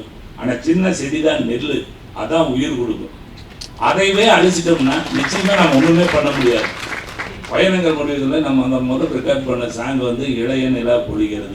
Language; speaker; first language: Tamil; native; Tamil